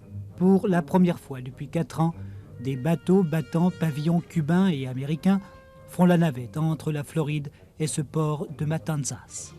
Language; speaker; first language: French; native; French